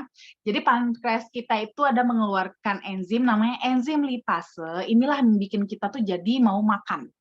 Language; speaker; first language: Indonesian; native; Indonesian